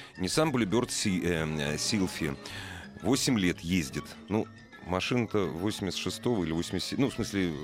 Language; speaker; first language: Russian; native; Russian